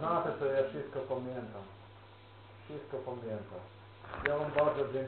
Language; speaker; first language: Polish; non-native, learner; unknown